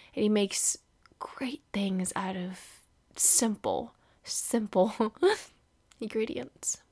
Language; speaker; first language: English; non-native, fluent; Indonesian